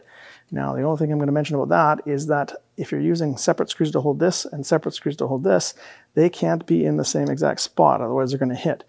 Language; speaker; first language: English; native; English